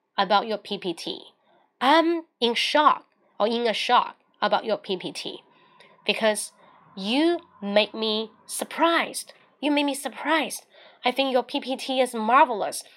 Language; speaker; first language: English; non-native, fluent; Chinese